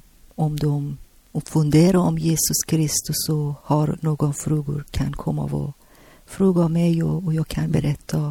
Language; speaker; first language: Swedish; non-native, learner; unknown